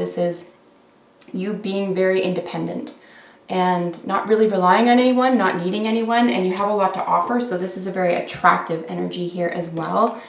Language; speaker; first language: English; native; English